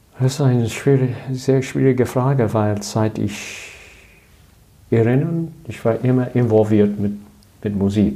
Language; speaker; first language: German; non-native, learner; English